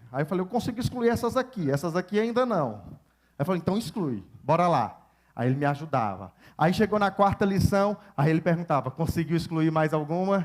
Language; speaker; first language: Portuguese; native; Portuguese